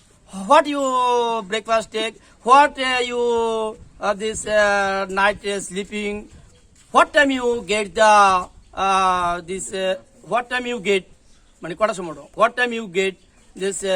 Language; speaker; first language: English; non-native, learner; Bangla